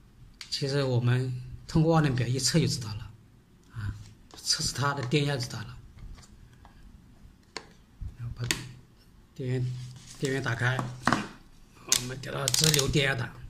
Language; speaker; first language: Chinese; native; Chinese